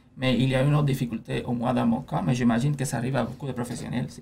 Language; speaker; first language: French; non-native, fluent; Spanish